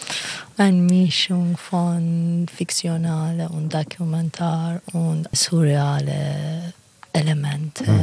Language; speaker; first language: German; non-native, fluent; Persian